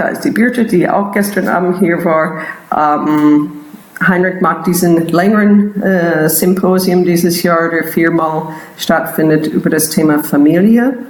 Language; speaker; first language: German; non-native, fluent; English